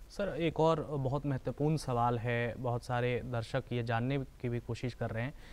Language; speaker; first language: Hindi; native; Hindi